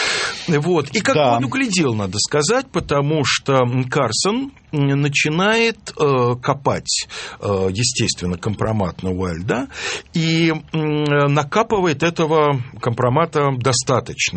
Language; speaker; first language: Russian; native; Russian